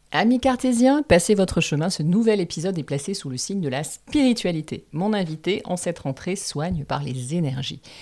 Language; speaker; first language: French; native; French